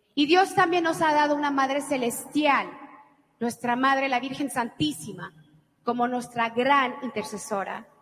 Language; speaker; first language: Spanish; early bilingual, heritage; Spanish